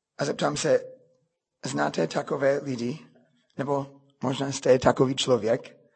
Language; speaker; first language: Czech; non-native, fluent; English